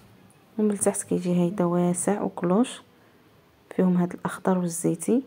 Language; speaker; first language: Arabic; native; Arabic